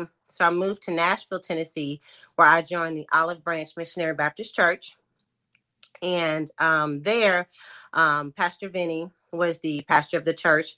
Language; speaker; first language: English; native; English